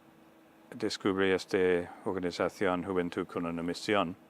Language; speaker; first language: Spanish; non-native, fluent; English